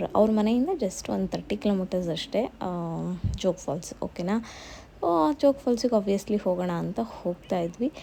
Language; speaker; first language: Kannada; non-native, local second language; Marathi